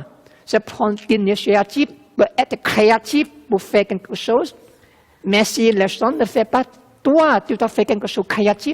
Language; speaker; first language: French; non-native, fluent; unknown